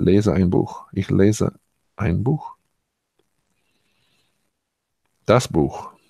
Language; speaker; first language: German; non-native, learner; English